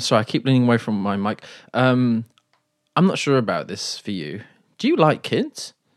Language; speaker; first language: English; native; English